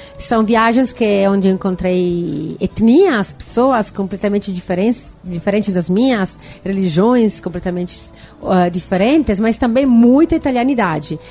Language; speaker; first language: Portuguese; non-native, fluent; Italian